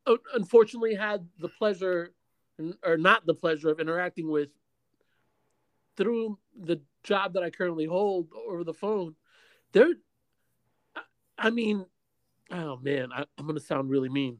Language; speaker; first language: English; early bilingual, other home language; Spanish